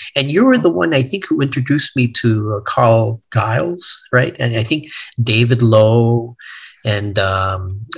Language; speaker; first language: English; native; English